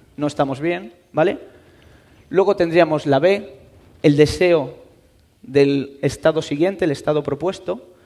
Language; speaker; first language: Spanish; native; Spanish